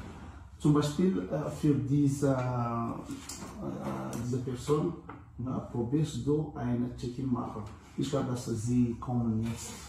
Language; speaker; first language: German; non-native, learner; Malagasy